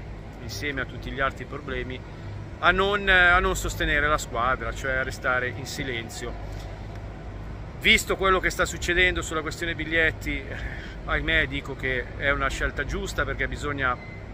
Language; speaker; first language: Italian; native; Italian